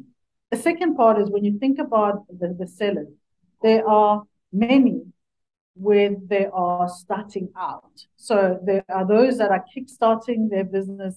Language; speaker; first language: English; non-native, local second language; Northern Sotho